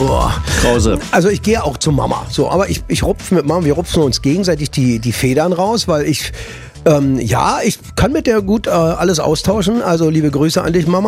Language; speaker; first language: German; native; German